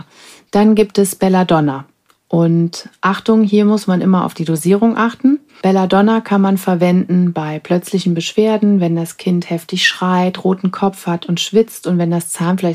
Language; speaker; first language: German; native; German